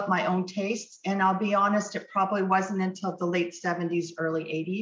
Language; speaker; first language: English; native; English